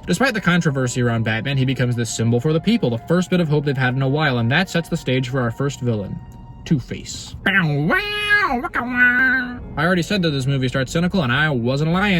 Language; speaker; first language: English; native; English